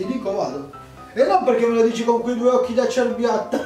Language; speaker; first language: Italian; native; Italian